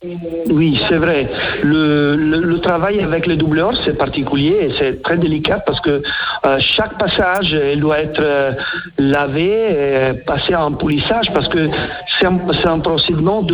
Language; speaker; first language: French; non-native, fluent; Italian